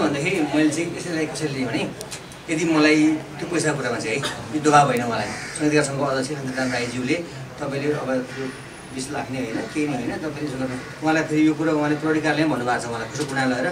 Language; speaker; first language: Nepali; native; Nepali